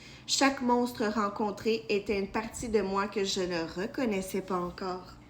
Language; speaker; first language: French; native; French